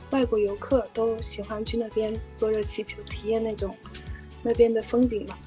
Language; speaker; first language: Chinese; non-native, fluent; Turkish